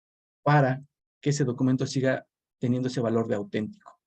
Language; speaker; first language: Spanish; native; Spanish